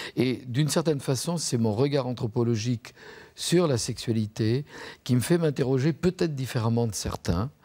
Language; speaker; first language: French; native; French